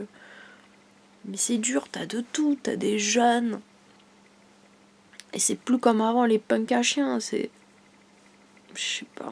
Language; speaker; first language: French; native; French